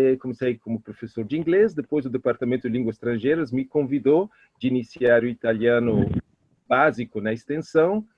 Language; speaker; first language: Portuguese; non-native, fluent; Italian